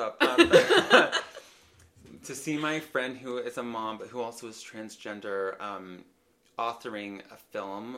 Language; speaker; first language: English; native; English